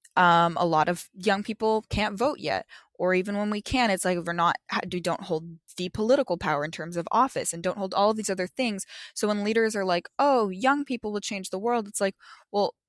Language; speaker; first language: English; native; English